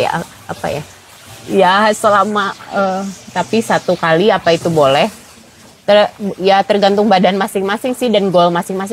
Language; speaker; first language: Indonesian; native; Indonesian